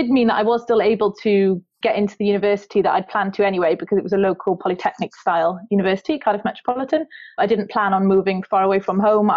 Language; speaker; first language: English; native; English